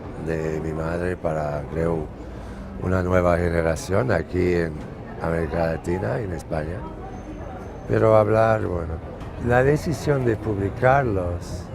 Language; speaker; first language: Spanish; non-native, fluent; English